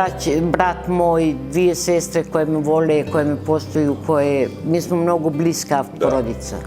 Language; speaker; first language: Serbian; early bilingual, other home language; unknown